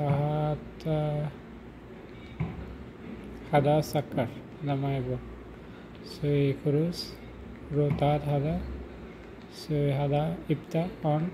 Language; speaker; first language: Arabic; non-native, learner; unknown